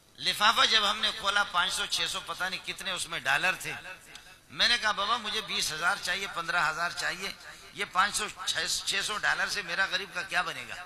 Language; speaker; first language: Urdu; non-native, local second language; Brahui